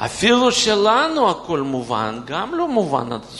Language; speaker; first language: Hebrew; non-native, fluent; Russian